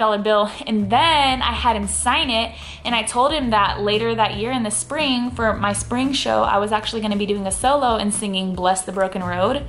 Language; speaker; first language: English; native; English